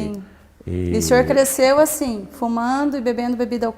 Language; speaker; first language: Portuguese; native; Portuguese